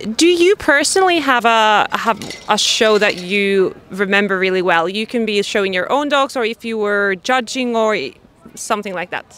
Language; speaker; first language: English; non-native, fluent; Finnish